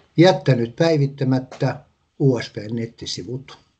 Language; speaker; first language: Finnish; native; Finnish